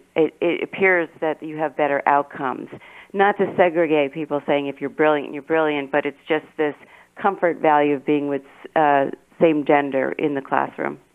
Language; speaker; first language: English; native; English